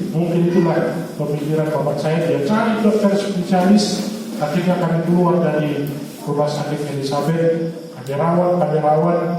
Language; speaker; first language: Indonesian; non-native, local second language; Batak Toba